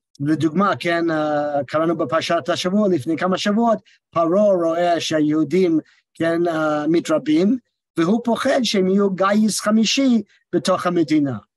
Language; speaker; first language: Hebrew; non-native, fluent; English